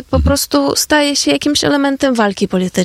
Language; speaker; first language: Polish; non-native, fluent; Ukrainian